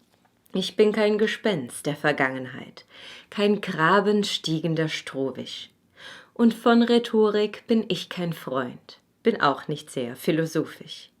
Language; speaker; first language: German; native; German